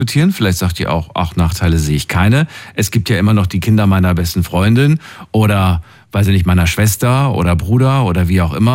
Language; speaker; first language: German; native; German